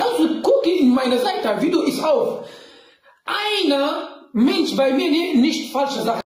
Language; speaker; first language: German; non-native, learner; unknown